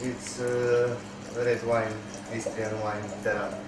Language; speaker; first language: English; non-native, learner; Croatian